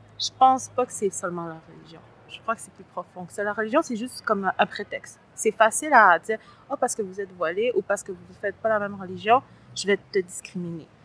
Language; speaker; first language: French; early bilingual, other home language; Spanish